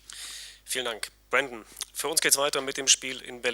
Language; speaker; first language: German; native; German